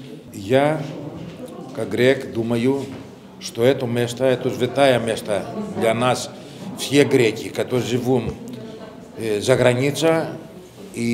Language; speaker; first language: Russian; non-native, fluent; Greek